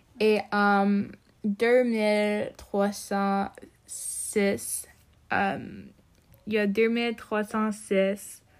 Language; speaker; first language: French; non-native, local second language; English